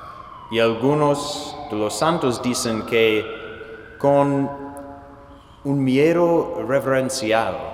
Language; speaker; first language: Spanish; non-native, fluent; English